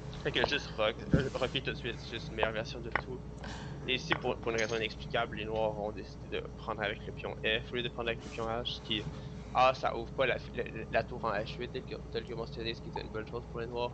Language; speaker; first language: French; native; French